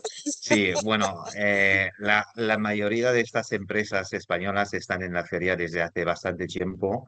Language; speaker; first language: Spanish; non-native, fluent; French